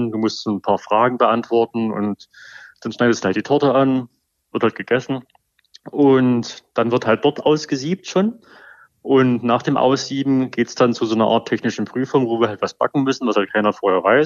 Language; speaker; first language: German; native; German